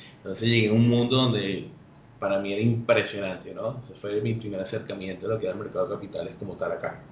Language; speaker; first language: Spanish; native; Spanish